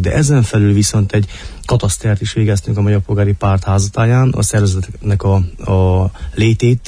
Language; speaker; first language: Hungarian; native; Hungarian